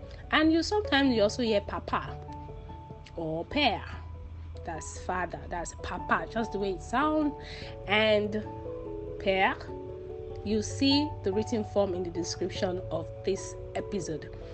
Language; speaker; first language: English; non-native, local second language; Yoruba